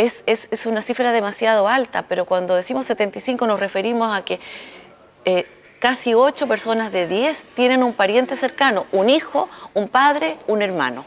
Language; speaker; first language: Spanish; native; Spanish